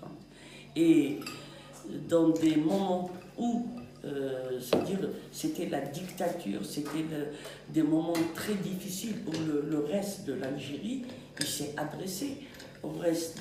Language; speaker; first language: French; non-native, local second language; Kabyle